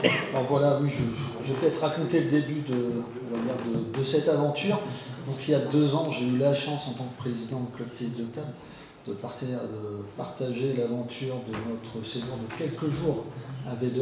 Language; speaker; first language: French; native; French